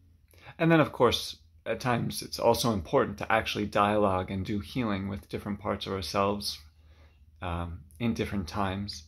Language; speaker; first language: English; native; English